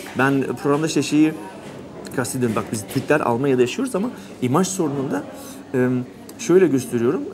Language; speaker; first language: Turkish; early bilingual, heritage; Turkish